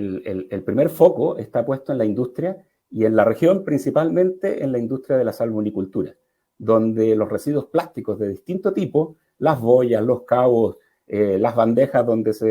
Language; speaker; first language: Spanish; native; Spanish